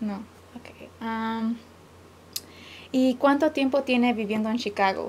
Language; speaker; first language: Spanish; early bilingual, other home language; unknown